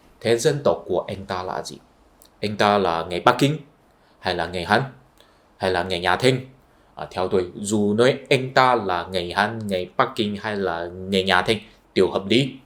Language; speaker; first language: Vietnamese; non-native, fluent; Chinese